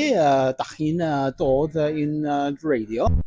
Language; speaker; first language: Welsh; non-native, learner; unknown